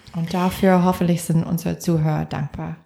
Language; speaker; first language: German; non-native, fluent; English